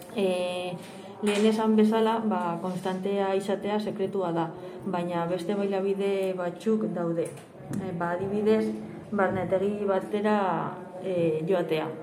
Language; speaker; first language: Basque; non-native, local second language; Spanish